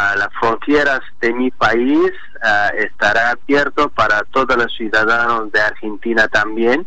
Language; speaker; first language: Spanish; non-native, learner; Azerbaijani